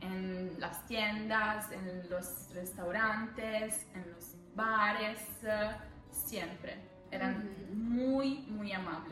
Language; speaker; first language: Spanish; non-native, fluent; Italian